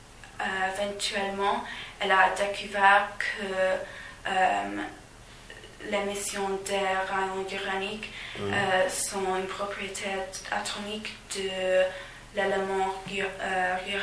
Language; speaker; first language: French; non-native, fluent; English